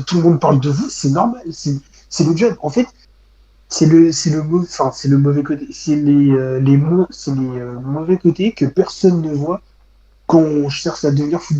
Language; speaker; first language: French; native; French